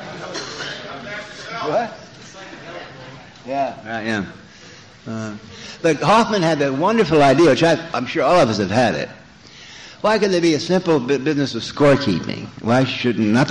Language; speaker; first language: English; native; English